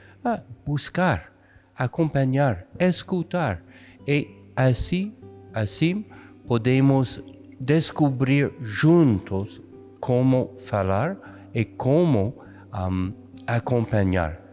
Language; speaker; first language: Portuguese; non-native, fluent; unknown